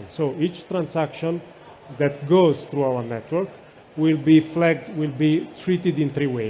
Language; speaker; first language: English; non-native, fluent; Italian